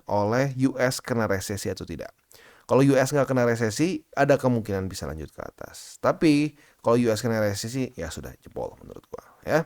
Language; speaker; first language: Indonesian; native; Indonesian